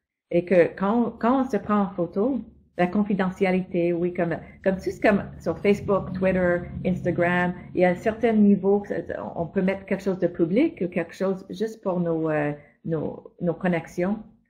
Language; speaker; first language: French; non-native, fluent; English